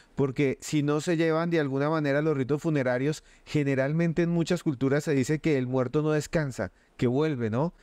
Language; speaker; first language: Spanish; native; Spanish